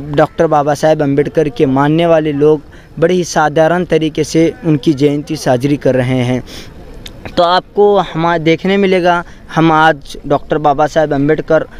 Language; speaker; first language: Hindi; non-native, local second language; Marathi